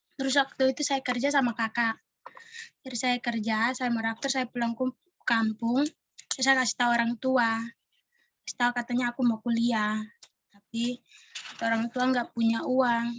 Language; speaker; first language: Indonesian; non-native, local second language; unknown